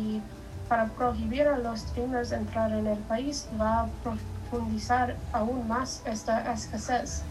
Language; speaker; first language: Spanish; non-native, learner; English